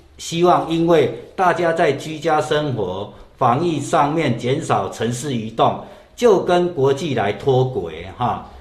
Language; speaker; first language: Chinese; native; Chinese